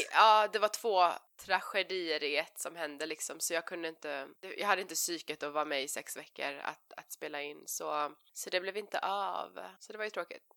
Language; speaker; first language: Swedish; early bilingual, other home language; Persian